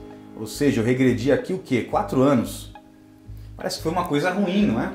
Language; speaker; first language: Portuguese; native; Portuguese